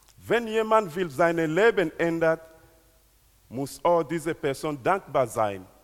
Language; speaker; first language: German; non-native, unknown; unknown